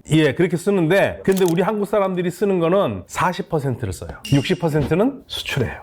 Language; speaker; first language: Korean; native; Korean